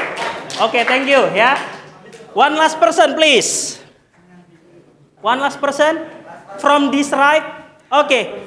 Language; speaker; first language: English; non-native, learner; Indonesian